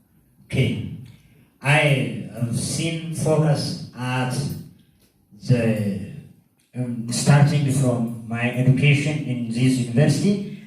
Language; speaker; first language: English; non-native, learner; Oromo